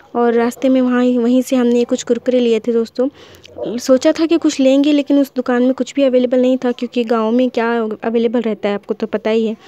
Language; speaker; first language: Hindi; non-native, local second language; Urdu